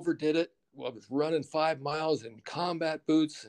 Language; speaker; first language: English; native; English